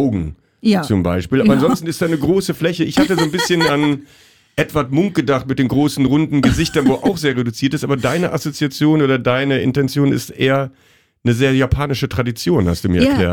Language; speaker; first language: German; native; German